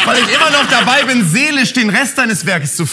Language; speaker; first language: German; native; German